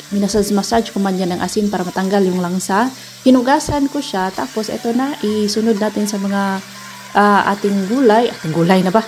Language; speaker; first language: Filipino; non-native, local second language; Cebuano